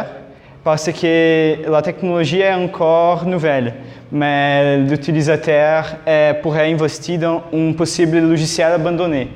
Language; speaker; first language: French; non-native, learner; Portuguese